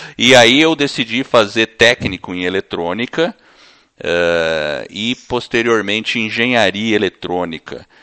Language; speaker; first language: Portuguese; early bilingual, other home language; English